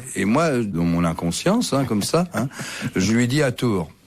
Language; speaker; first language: French; native; French